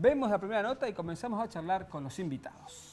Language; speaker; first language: Spanish; native; Spanish